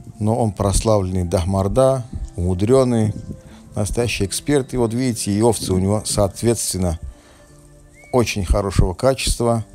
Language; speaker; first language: Russian; non-native, local second language; Tajik